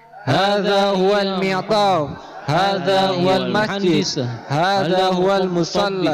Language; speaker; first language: Arabic; non-native, learner; Indonesian